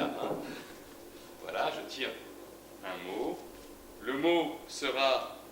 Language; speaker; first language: French; native; French